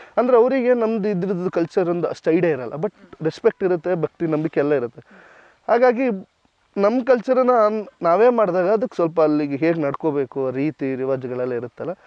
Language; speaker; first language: Kannada; native; Kannada